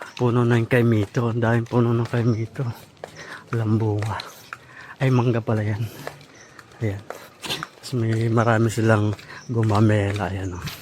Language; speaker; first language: Filipino; non-native, local second language; Waray